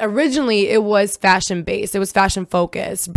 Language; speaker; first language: English; early bilingual, other home language; Russian